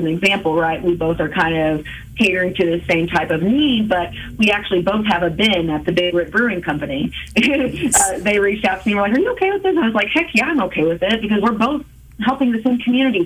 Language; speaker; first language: English; native; English